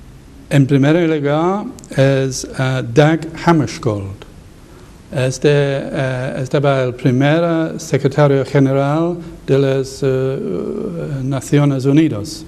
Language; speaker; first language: Spanish; non-native, learner; English